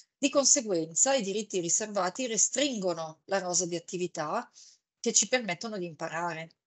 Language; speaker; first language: Italian; native; Italian